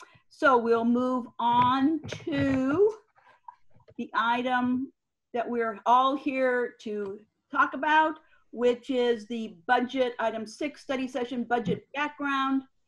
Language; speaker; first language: English; native; English